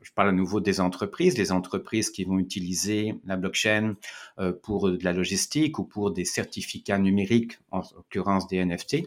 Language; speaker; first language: French; native; French